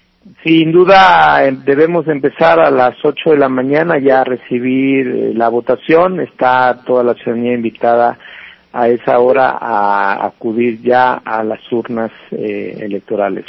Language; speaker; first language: Spanish; native; Spanish